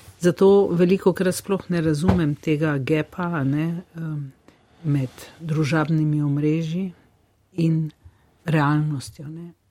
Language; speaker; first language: Slovenian; native; Slovenian